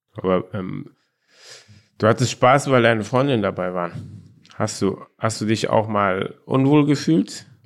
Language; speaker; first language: German; early bilingual, other home language; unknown